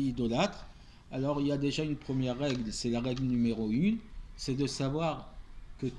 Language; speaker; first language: French; native; French